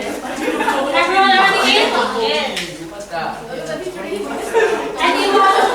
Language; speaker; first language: English; non-native, fluent; Indonesian